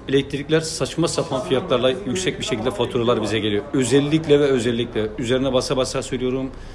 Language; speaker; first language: Turkish; native; Turkish